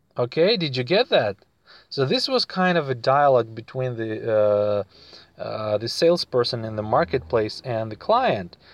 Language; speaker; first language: English; non-native, fluent; Russian